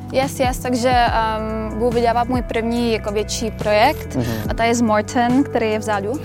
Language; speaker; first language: Czech; early bilingual, heritage; Czech